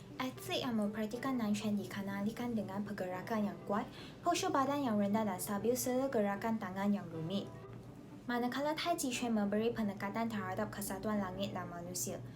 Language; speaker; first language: Malay; non-native, local second language; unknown